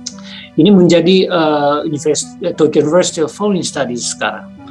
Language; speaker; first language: Indonesian; non-native, fluent; Japanese